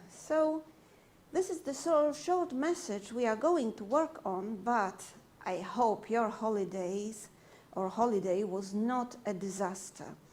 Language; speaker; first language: English; non-native, fluent; Polish